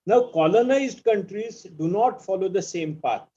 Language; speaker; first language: English; non-native, local second language; Marathi